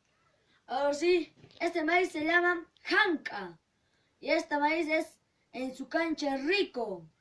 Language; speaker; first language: Spanish; non-native, local second language; Quechua